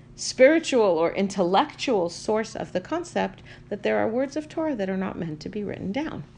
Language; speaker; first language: English; native; English